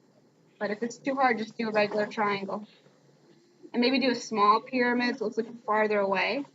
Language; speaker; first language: English; native; English